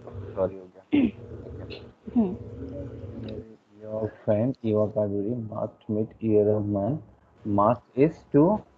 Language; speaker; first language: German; non-native, learner; Hindi